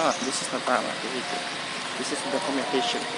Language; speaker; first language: English; non-native, learner; Indonesian